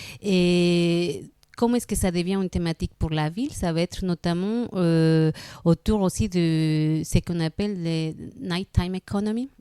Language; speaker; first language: French; non-native, fluent; Spanish